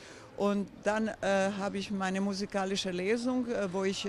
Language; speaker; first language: German; non-native, fluent; Croatian